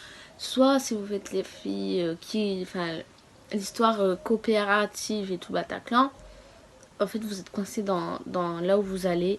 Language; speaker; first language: French; native; French